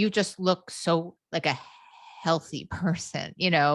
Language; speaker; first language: English; native; English